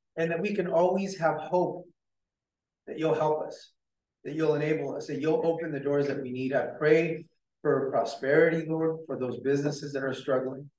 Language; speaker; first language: English; native; English